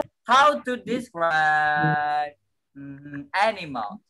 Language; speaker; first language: English; non-native, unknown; Indonesian